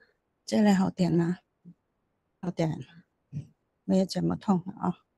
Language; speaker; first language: Chinese; non-native, local second language; Cantonese